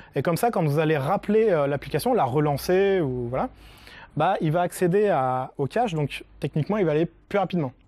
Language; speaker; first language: French; native; French